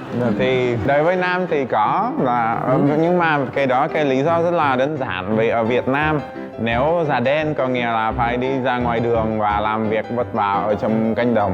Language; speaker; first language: Vietnamese; non-native, fluent; Czech